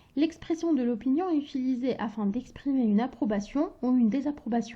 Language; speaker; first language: French; non-native, local second language; Arabic